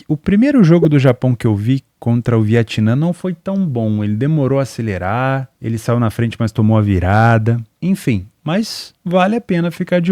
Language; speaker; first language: Portuguese; native; Portuguese